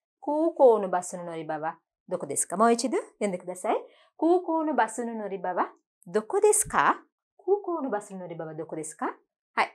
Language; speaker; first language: Japanese; non-native, fluent; Sinhala